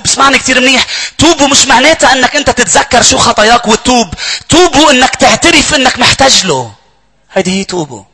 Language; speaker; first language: Arabic; native; Arabic